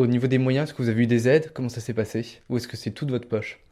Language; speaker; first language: French; native; French